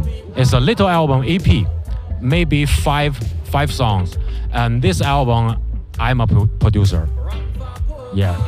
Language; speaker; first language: English; non-native, learner; Chinese